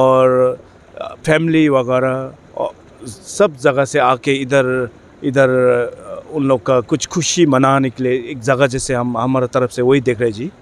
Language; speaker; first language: Hindi; non-native, learner; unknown